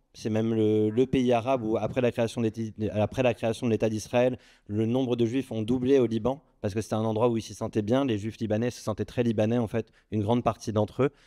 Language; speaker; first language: French; early bilingual, other home language; Arabic